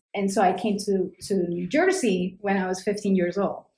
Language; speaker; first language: English; non-native, fluent; Spanish